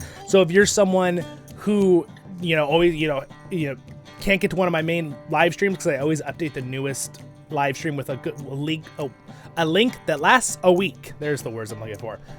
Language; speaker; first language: English; native; English